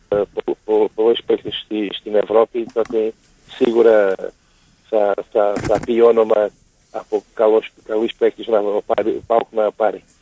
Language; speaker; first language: Greek; non-native, learner; Portuguese